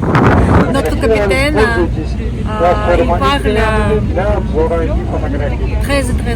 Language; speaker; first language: French; non-native, learner; Russian